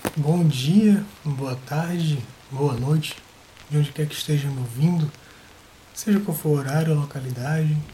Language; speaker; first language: Portuguese; native; Portuguese